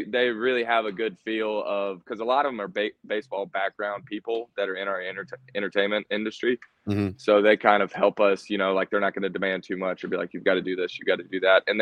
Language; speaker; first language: English; native; English